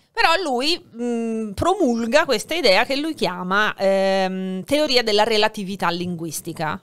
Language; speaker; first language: Italian; native; Italian